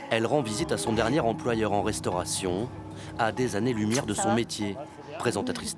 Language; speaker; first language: French; native; French